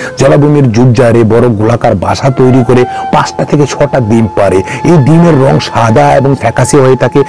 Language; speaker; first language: Bangla; non-native, local second language; Kok Borok